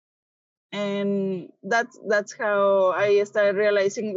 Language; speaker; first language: English; non-native, fluent; Spanish